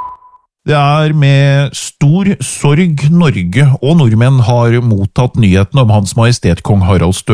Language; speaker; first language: Norwegian; native; Norwegian